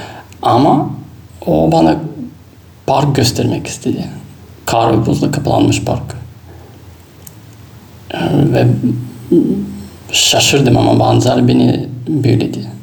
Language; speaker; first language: Turkish; non-native, fluent; Russian